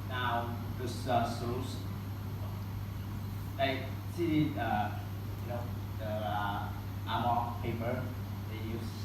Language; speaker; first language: English; non-native, learner; Vietnamese